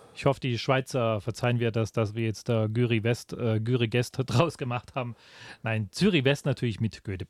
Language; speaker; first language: German; native; German